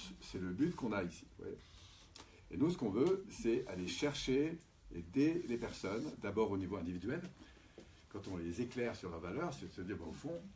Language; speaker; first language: French; native; French